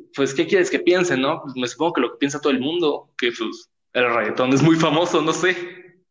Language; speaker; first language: Spanish; native; Spanish